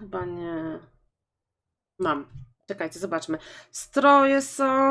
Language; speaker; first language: Polish; native; Polish